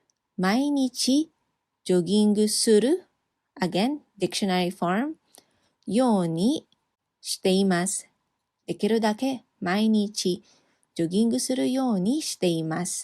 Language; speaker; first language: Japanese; non-native, fluent; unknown